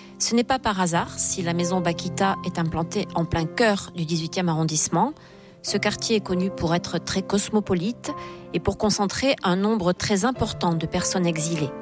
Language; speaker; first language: French; native; French